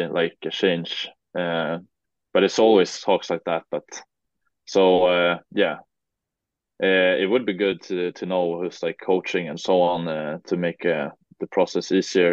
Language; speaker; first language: English; non-native, fluent; Swedish